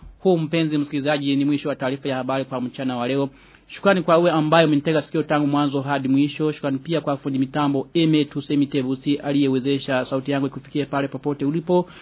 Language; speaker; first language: Swahili; non-native, local second language; Rundi